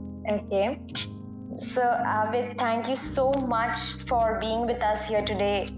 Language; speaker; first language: English; non-native, local second language; Malayalam